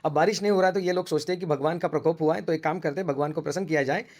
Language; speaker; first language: Hindi; non-native, local second language; Marathi